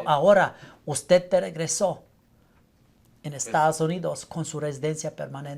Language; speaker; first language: Spanish; non-native, learner; English